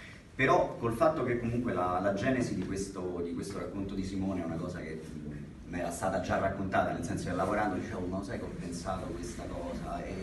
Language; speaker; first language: Italian; native; Italian